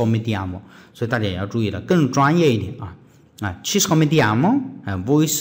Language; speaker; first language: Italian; non-native, fluent; Chinese